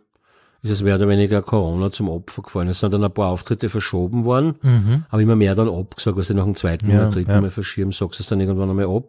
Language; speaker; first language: German; native; German